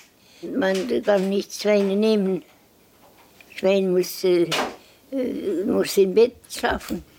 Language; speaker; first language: German; non-native, learner; Estonian